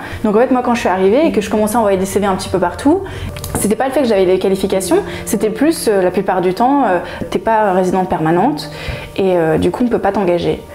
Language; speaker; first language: French; native; French